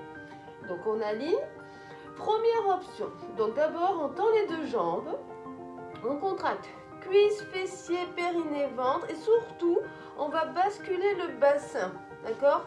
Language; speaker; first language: French; native; French